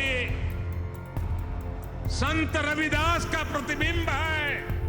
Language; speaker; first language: Hindi; native; Hindi